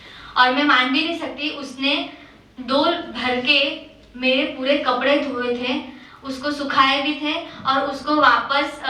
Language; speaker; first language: Hindi; native; Hindi